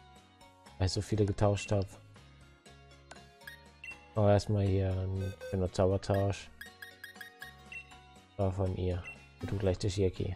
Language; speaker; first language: German; native; German